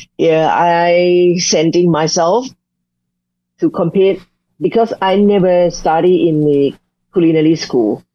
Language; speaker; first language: English; non-native, learner; Thai